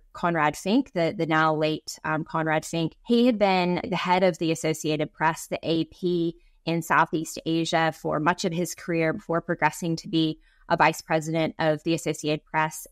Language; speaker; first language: English; native; English